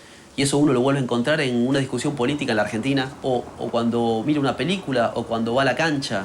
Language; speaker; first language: Spanish; native; Spanish